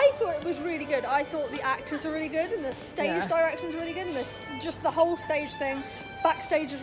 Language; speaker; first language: English; native; English